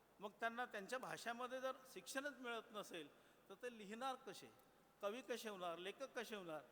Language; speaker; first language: Marathi; non-native, local second language; Gondi